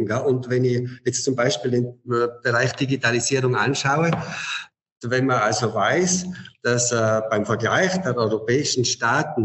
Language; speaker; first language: German; native; German